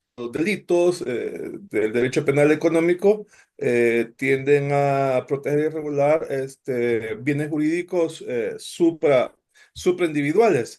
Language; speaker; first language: Spanish; native; Spanish